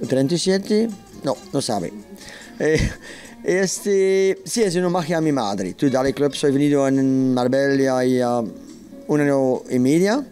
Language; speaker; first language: Spanish; non-native, learner; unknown